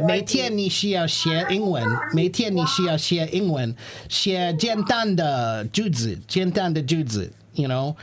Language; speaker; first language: Chinese; non-native, learner; English